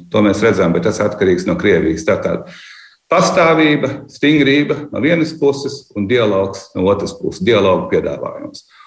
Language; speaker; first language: Latvian; native; Latvian